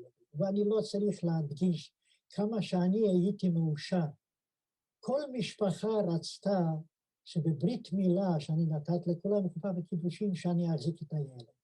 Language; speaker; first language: Hebrew; non-native, fluent; Yiddish